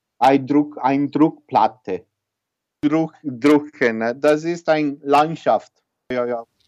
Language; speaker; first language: German; non-native, learner; Italian